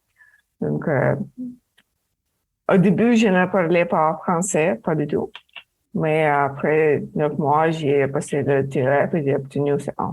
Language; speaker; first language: French; non-native, fluent; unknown